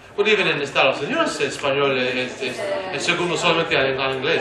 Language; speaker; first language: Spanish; non-native, learner; English